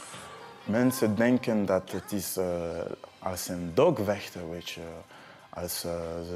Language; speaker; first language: Dutch; non-native, learner; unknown